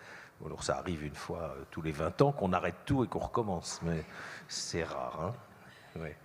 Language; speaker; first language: French; native; French